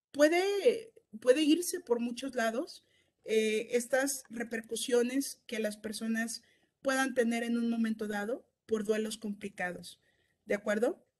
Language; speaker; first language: Spanish; native; Spanish